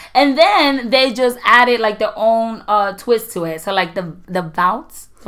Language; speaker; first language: English; non-native, fluent; Spanish